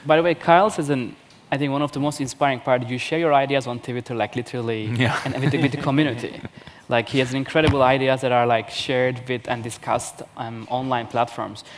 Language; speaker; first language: English; non-native, fluent; Turkish